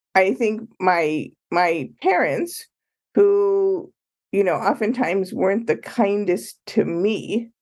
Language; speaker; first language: English; native; English